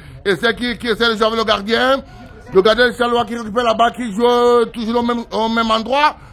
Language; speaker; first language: French; native; French